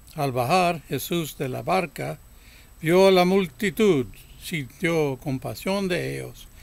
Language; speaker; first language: Spanish; early bilingual, heritage; Spanish